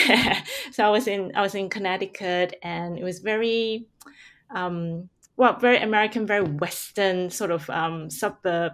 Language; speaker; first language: English; non-native, local second language; Hakka Chinese